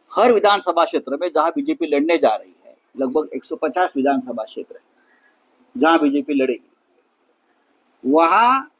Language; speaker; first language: Hindi; non-native, local second language; Marathi